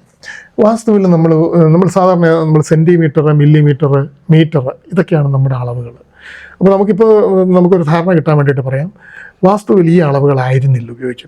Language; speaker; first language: Malayalam; native; Malayalam